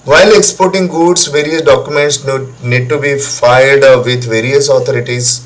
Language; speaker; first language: English; non-native, local second language; Marathi